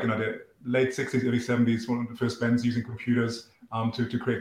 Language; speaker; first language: English; non-native, fluent; German